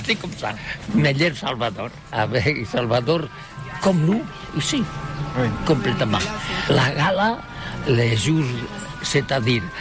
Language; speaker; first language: French; non-native, learner; Catalan